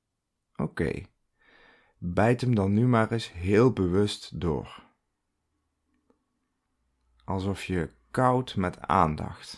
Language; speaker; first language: Dutch; native; Dutch